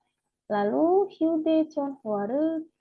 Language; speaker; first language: Korean; non-native, fluent; Indonesian